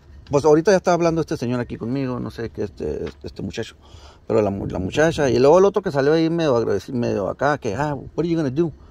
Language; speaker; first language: Spanish; early bilingual, heritage; Spanish